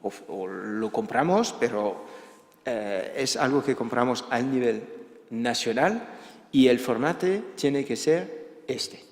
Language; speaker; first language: Spanish; non-native, fluent; Dutch